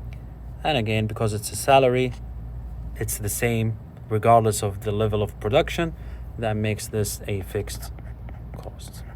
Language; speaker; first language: English; non-native, fluent; Arabic